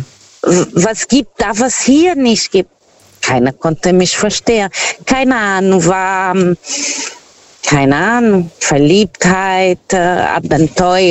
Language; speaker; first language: German; non-native, fluent; Portuguese